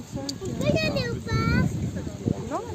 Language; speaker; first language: French; native; French